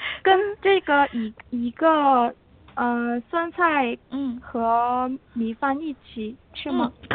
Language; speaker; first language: Chinese; non-native, learner; Korean